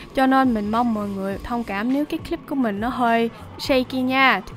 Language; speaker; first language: Vietnamese; native; Vietnamese